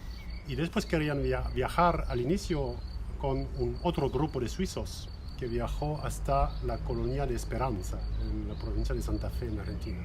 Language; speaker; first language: Spanish; non-native, fluent; French